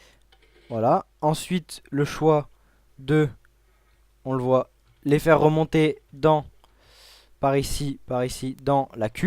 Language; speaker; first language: French; native; French